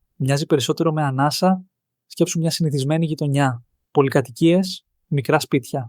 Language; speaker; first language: Greek; native; Greek